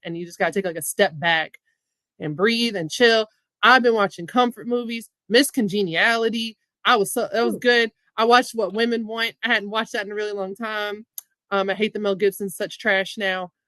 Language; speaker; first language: English; native; English